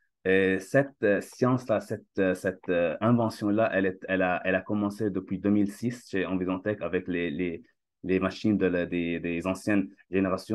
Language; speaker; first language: French; non-native, fluent; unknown